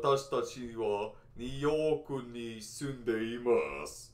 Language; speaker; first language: Japanese; non-native, learner; English